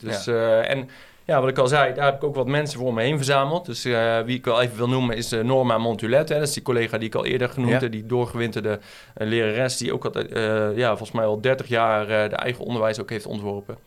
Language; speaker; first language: Dutch; native; Dutch